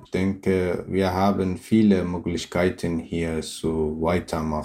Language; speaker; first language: German; non-native, learner; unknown